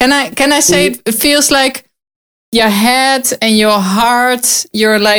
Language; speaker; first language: English; non-native, learner; Dutch